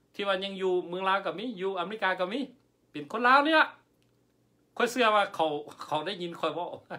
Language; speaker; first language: Lao; non-native, local second language; Hmong